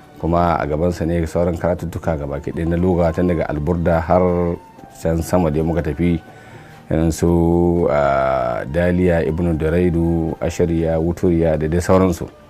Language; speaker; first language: Hausa; native; Hausa